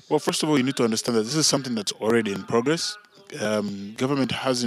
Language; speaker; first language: English; non-native, local second language; Bemba